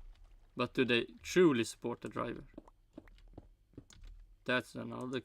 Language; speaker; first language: English; non-native, fluent; Swedish